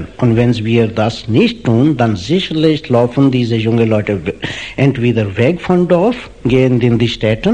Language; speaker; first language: German; non-native, fluent; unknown